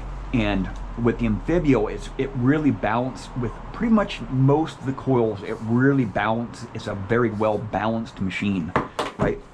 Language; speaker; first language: English; native; English